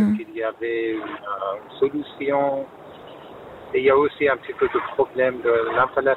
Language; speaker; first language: French; non-native, fluent; Persian